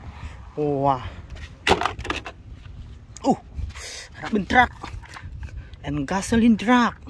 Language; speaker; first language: English; non-native, learner; Indonesian